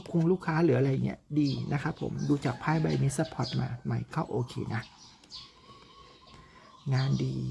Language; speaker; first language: Thai; native; Thai